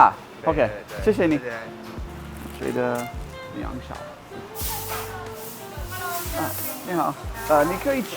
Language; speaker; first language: Chinese; non-native, learner; English